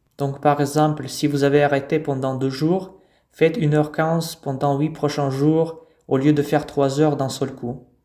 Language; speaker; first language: French; non-native, fluent; Russian